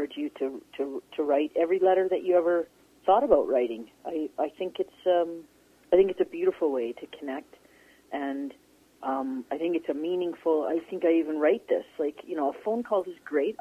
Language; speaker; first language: English; native; English